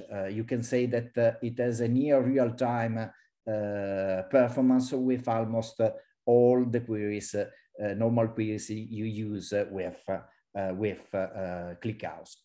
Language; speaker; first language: English; non-native, fluent; Italian